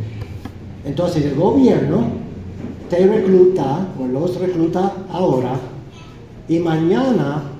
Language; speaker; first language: Spanish; non-native, fluent; English